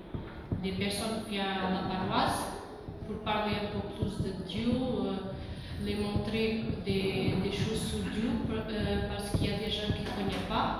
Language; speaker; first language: French; non-native, learner; Portuguese